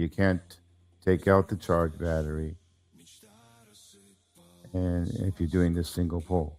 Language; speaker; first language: English; native; English